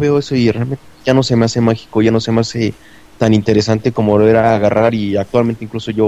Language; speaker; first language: Spanish; native; Spanish